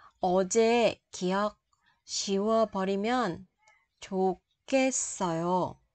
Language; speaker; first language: Korean; non-native, fluent; Vietnamese